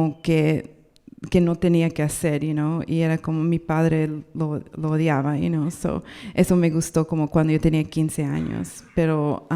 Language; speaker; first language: Spanish; non-native, learner; English